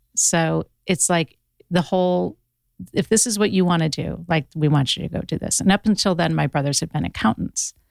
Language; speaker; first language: English; native; English